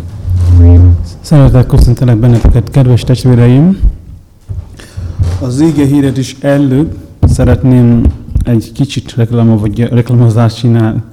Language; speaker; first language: Hungarian; non-native, learner; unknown